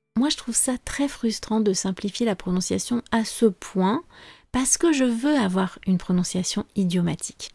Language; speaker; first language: French; native; French